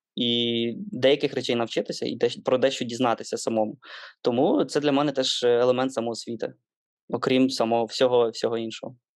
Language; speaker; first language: Ukrainian; native; Ukrainian